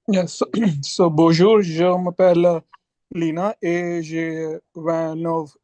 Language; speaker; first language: French; non-native, learner; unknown